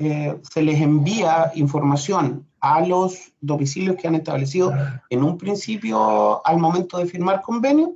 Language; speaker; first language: Spanish; native; Spanish